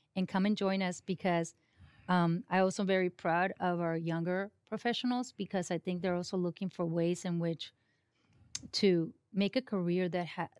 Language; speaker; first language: English; non-native, fluent; Spanish